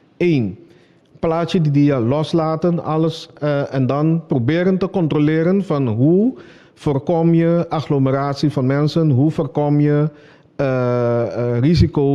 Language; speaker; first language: Dutch; non-native, local second language; Papiamento